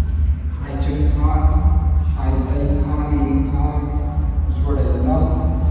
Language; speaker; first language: Vietnamese; non-native, learner; Hindi